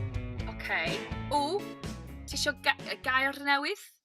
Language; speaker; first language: Welsh; non-native, learner; English